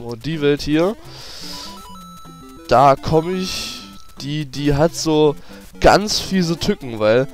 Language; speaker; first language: German; native; German